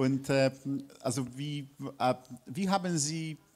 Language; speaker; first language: German; non-native, fluent; Polish